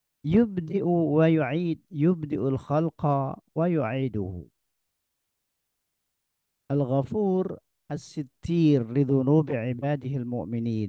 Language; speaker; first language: Arabic; non-native, fluent; Indonesian